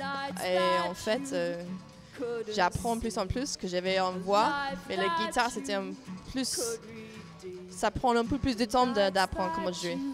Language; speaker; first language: French; non-native, learner; English